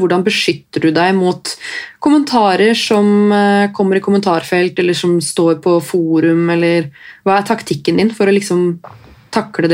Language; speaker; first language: Norwegian; native; Norwegian